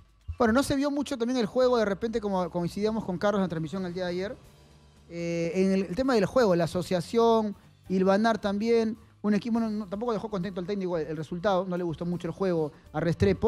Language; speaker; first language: Spanish; native; Spanish